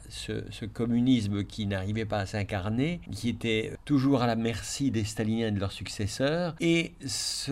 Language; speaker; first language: French; native; French